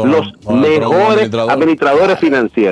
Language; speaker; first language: Spanish; native; Spanish